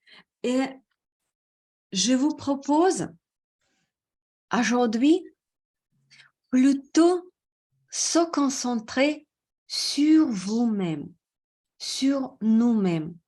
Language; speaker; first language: French; non-native, fluent; Russian